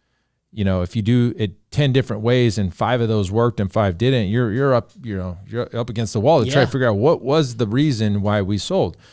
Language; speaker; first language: English; native; English